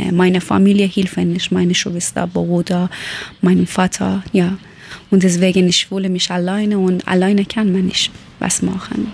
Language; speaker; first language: German; non-native, learner; Persian